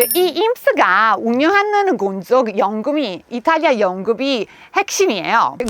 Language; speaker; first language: Korean; non-native, fluent; Italian